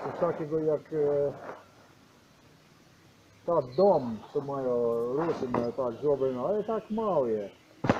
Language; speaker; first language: Polish; non-native, learner; Croatian